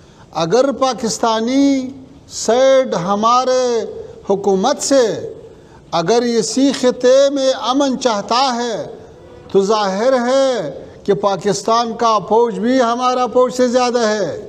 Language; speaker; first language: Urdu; non-native, fluent; Pashto